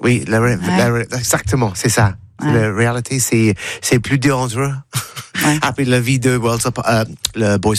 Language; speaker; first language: French; non-native, learner; English